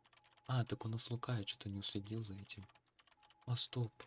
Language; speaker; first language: Russian; native; Russian